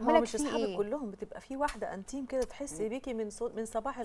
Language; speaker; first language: Arabic; native; Arabic